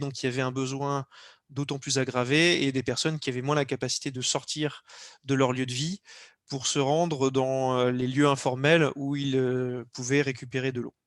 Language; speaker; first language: French; native; French